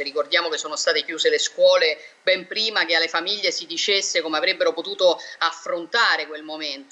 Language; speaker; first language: Italian; native; Italian